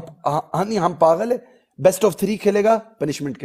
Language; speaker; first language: Hindi; non-native, local second language; Pashto